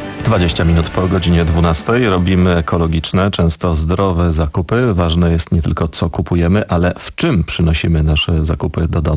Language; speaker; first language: Polish; native; Polish